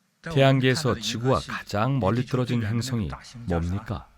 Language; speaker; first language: Korean; native; Korean